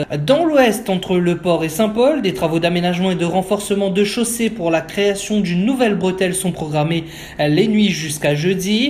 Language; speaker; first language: French; native; French